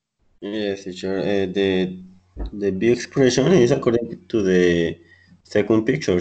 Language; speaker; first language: English; non-native, learner; Spanish